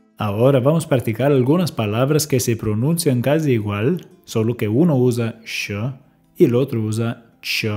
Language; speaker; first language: Spanish; non-native, fluent; English